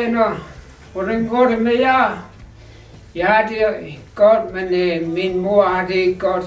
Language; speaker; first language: Danish; non-native, local second language; Kalaallisut